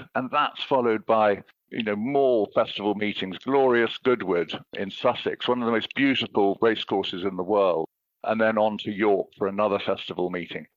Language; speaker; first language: English; native; English